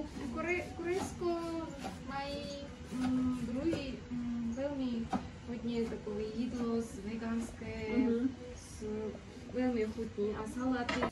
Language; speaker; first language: Czech; non-native, learner; Kara-Kalpak